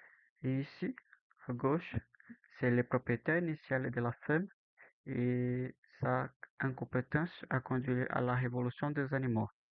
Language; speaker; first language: French; non-native, learner; Portuguese